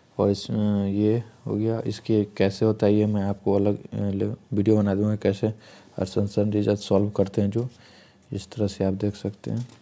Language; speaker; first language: Hindi; native; Hindi